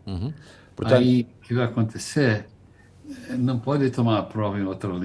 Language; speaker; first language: Portuguese; non-native, fluent; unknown